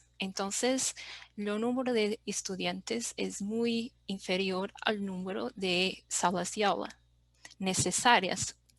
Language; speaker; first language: Spanish; non-native, fluent; Portuguese